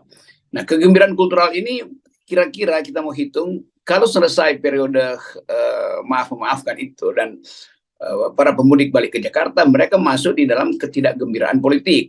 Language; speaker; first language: Indonesian; native; Indonesian